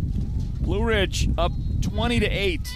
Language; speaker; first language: English; native; English